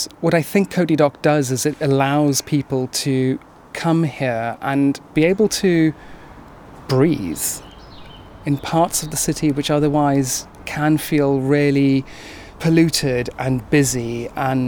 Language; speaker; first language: English; native; English